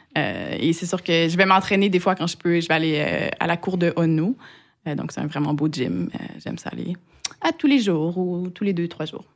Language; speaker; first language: French; native; French